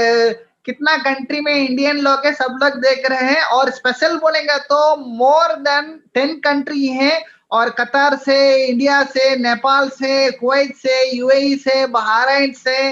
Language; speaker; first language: Hindi; non-native, local second language; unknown